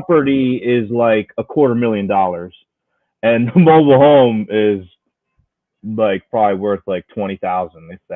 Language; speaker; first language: English; native; English